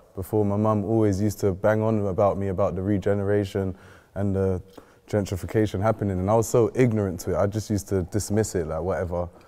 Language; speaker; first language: English; native; English